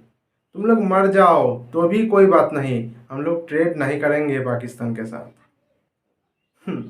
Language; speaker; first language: Hindi; non-native, local second language; Bangla